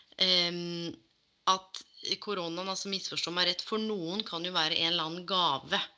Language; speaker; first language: Norwegian; native; Norwegian